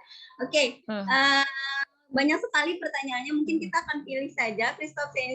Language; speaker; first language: Indonesian; native; Indonesian